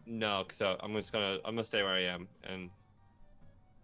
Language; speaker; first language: English; native; English